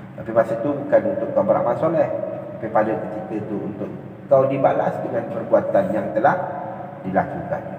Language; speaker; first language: Malay; native; Malay